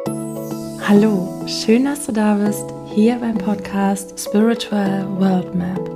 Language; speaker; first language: German; native; German